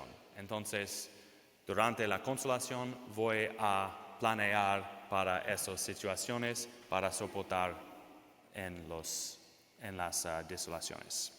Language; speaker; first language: Spanish; non-native, fluent; English